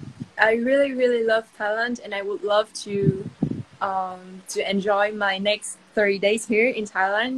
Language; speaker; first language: English; non-native, fluent; Vietnamese